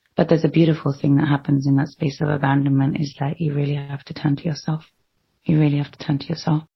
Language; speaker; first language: English; native; English